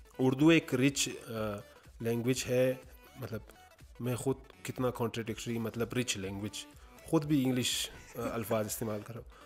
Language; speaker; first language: Urdu; non-native, local second language; Hazaragi